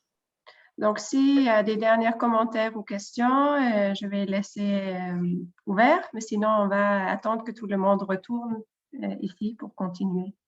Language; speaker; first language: French; non-native, fluent; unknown